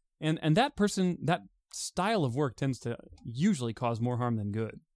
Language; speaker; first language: English; native; English